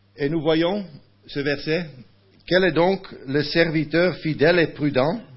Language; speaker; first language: French; non-native, fluent; Dutch